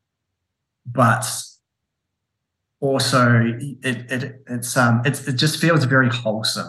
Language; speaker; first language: English; native; English